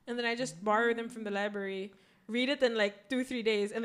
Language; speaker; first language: English; non-native, local second language; Filipino